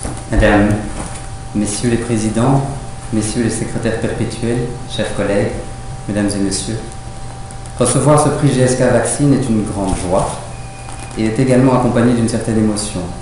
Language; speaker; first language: French; native; French